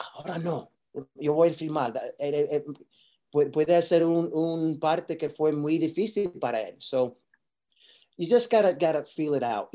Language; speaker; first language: Spanish; early bilingual, heritage; Spanish